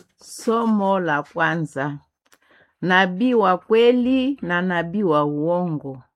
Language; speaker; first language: Swahili; non-native, local second language; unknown